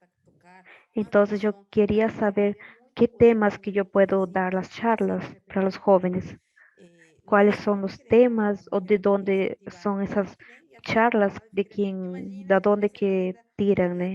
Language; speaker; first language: Spanish; non-native, learner; Portuguese